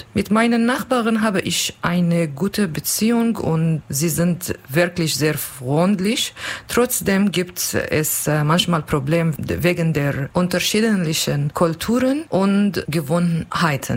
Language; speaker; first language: German; non-native, learner; Kurdish